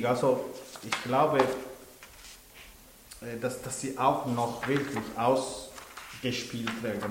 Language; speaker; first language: German; non-native, local second language; French